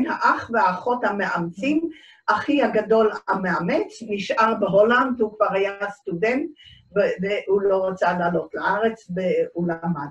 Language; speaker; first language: Hebrew; early bilingual, other home language; Dutch